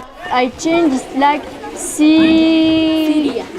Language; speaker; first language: English; non-native, learner; French